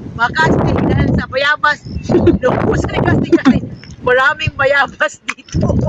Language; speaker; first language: Filipino; non-native, local second language; Cebuano